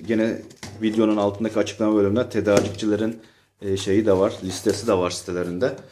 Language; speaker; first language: Turkish; native; Turkish